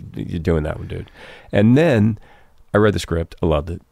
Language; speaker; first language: English; native; English